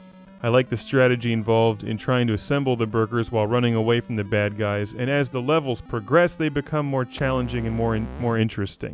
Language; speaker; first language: English; native; English